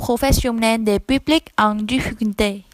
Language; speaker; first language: French; non-native, learner; Vietnamese